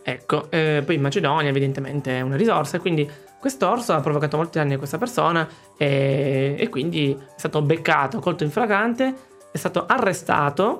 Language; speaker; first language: Italian; native; Italian